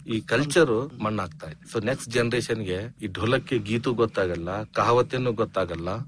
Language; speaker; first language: Kannada; non-native, local second language; Urdu